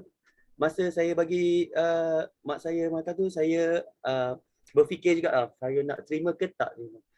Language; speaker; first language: Malay; native; Malay